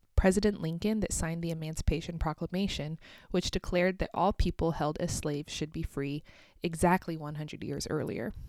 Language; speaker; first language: English; native; English